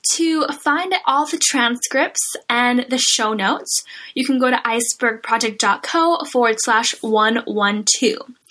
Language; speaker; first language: English; native; English